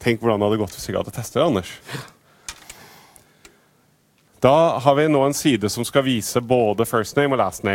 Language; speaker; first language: Norwegian; native; Norwegian